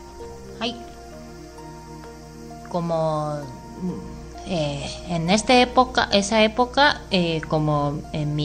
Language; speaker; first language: Spanish; non-native, fluent; Japanese